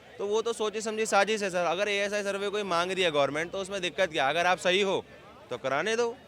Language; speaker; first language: Hindi; native; Hindi